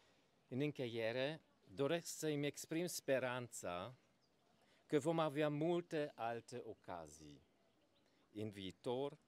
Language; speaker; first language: Romanian; non-native, fluent; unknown